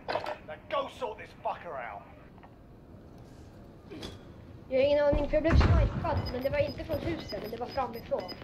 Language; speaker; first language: Swedish; early bilingual, other home language; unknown